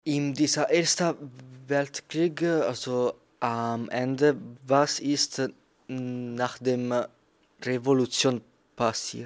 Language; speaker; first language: German; non-native, learner; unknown